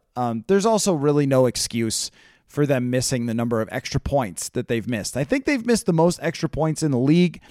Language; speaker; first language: English; native; English